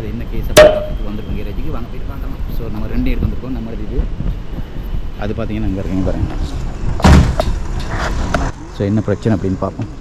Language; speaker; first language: Tamil; native; Tamil